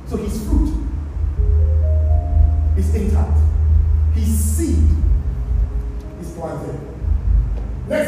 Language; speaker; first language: English; non-native, local second language; Yoruba